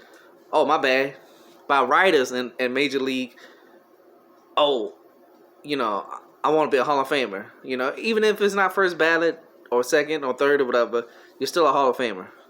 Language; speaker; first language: English; native; English